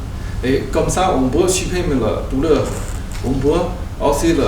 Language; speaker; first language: French; non-native, learner; Chinese